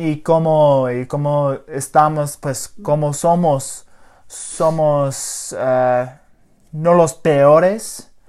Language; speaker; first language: Spanish; early bilingual, heritage; English